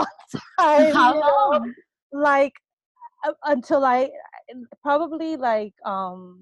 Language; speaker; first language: English; early bilingual, other home language; Spanish